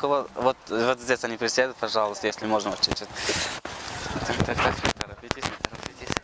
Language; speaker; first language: Russian; non-native, local second language; Tajik